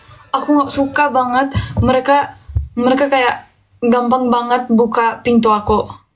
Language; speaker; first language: Indonesian; non-native, fluent; Turkish